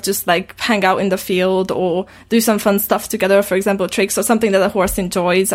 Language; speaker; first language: English; non-native, fluent; Romanian